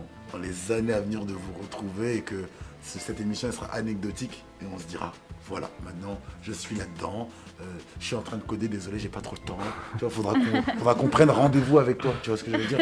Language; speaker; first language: French; native; French